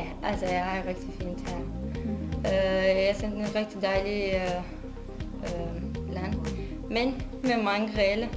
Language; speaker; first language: Danish; non-native, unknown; Arabic